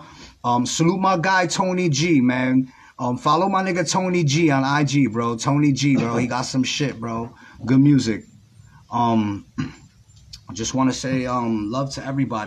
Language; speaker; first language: English; native; English